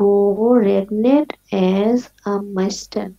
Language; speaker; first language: German; non-native, learner; Bangla